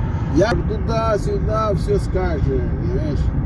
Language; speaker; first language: Russian; non-native, learner; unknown